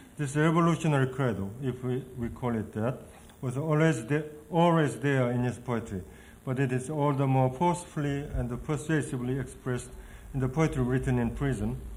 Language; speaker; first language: English; non-native, fluent; Korean